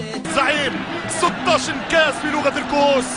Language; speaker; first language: Arabic; native; Arabic